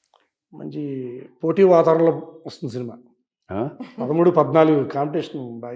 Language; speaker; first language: Telugu; native; Telugu